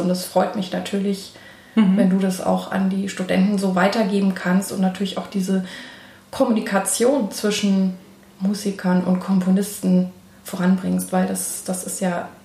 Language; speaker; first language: German; native; German